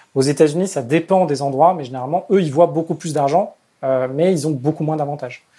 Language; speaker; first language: French; native; French